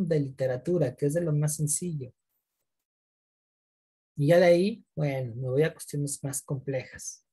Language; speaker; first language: Spanish; native; Spanish